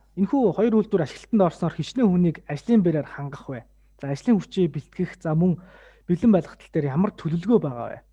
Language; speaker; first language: Mongolian; native; Mongolian